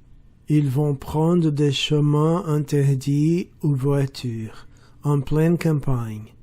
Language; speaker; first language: French; non-native, learner; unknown